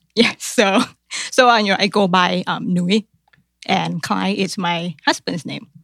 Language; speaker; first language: English; non-native, fluent; Thai